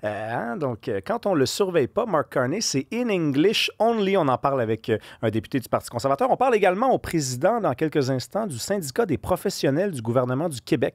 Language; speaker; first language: French; native; French